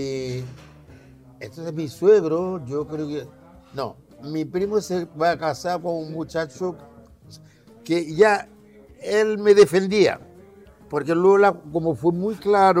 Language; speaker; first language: Spanish; non-native, fluent; Haitian Creole